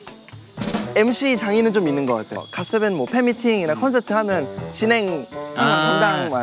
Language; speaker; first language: Korean; non-native, fluent; Thai